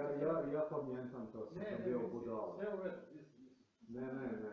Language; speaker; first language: Polish; non-native, learner; Serbian